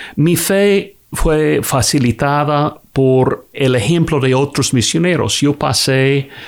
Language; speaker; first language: Spanish; non-native, fluent; English